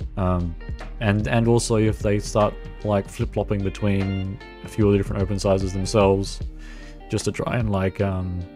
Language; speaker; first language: English; native; English